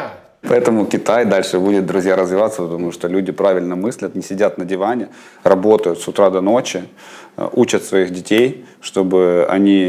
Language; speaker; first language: Russian; native; Russian